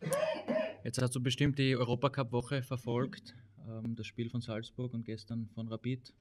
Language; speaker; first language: German; native; German